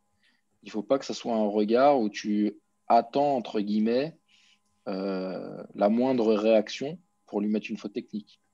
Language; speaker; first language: French; native; French